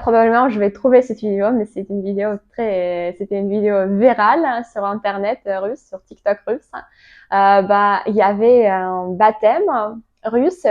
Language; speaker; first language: French; non-native, learner; Russian